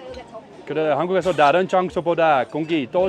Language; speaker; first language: Korean; non-native, learner; Dutch